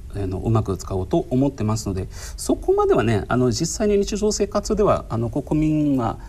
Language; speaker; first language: Japanese; non-native, fluent; Arabic